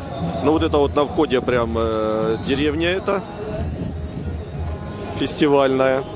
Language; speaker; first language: Russian; native; Russian